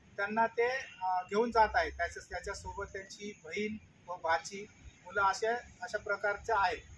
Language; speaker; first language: Marathi; non-native, local second language; Lambadi